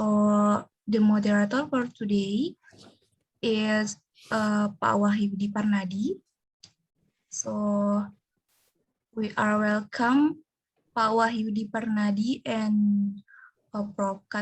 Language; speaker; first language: English; non-native, fluent; Indonesian